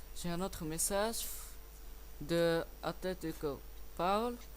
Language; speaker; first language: French; non-native, learner; English